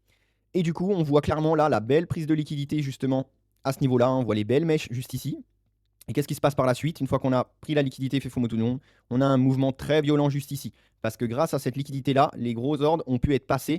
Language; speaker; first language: French; native; French